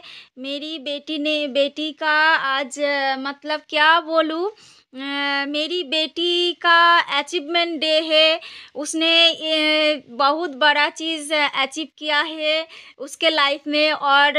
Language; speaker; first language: Hindi; non-native, local second language; Bangla